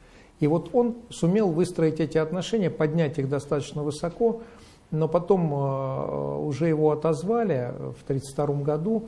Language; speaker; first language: Russian; native; Russian